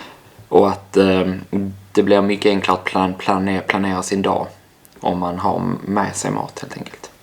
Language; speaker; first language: Swedish; native; Swedish